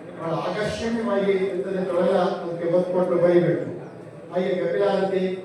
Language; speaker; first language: Kannada; native; Kannada